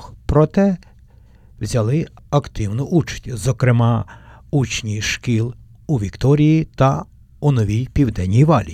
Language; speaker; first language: Ukrainian; native; Ukrainian